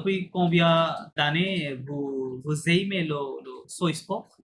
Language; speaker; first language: French; non-native, fluent; Bangla